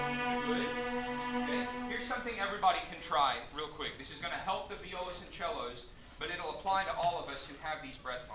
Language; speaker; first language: English; native; English